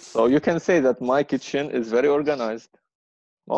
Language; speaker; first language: English; non-native, fluent; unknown